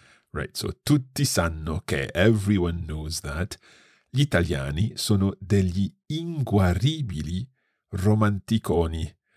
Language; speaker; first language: Italian; non-native, fluent; English